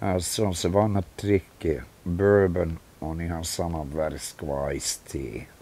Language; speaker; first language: Finnish; early bilingual, other home language; Swedish